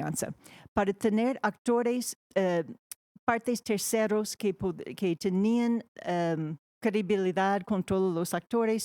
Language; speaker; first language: Spanish; non-native, fluent; English